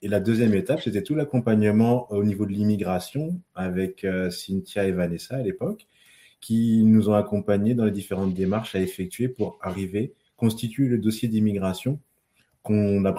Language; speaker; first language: French; native; French